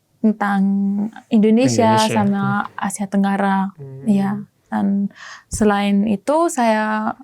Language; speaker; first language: Indonesian; non-native, learner; German